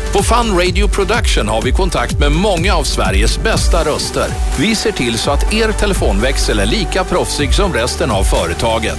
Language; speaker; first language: Swedish; native; Swedish